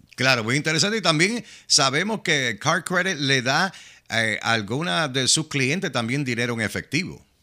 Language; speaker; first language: Spanish; native; Spanish